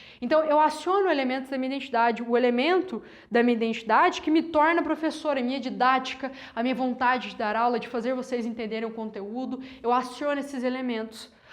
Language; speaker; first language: Portuguese; native; Portuguese